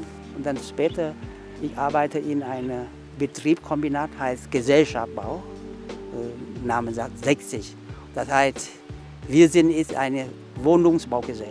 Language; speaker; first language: German; non-native, learner; Vietnamese